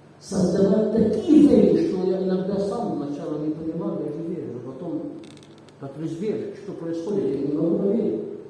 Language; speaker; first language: Russian; non-native, fluent; Arabic